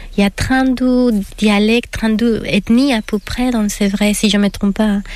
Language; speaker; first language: French; non-native, fluent; Spanish